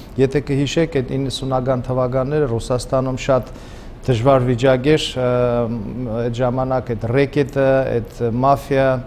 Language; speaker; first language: Armenian; native; Armenian